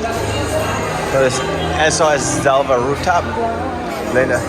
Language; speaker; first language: Spanish; non-native, learner; English